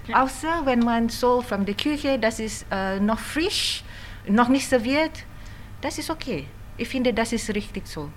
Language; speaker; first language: German; non-native, learner; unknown